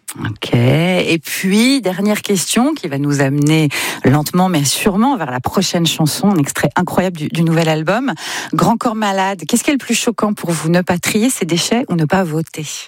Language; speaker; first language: French; native; French